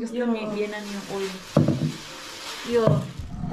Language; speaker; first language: Finnish; non-native, learner; Filipino